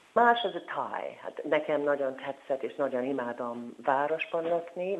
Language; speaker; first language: Hungarian; non-native, fluent; English